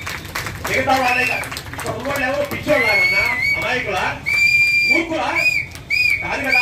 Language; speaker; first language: Telugu; native; Telugu